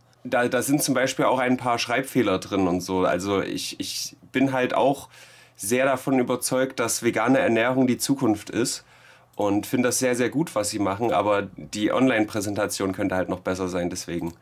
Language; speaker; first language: German; native; German